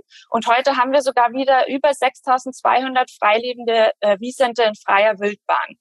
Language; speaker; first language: German; native; German